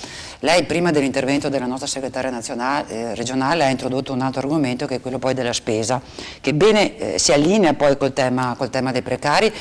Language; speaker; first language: Italian; native; Italian